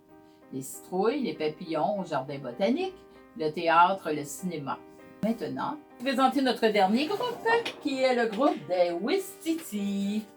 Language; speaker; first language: French; native; French